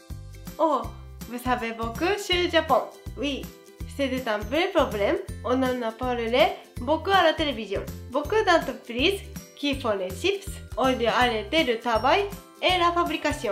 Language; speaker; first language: French; non-native, fluent; Japanese